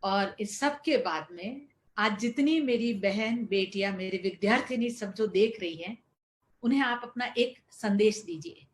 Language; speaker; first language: Hindi; non-native, local second language; Gujarati